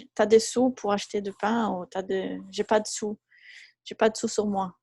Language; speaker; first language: French; non-native, fluent; Portuguese